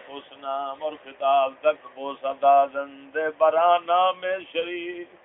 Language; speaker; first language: Urdu; non-native, local second language; Punjabi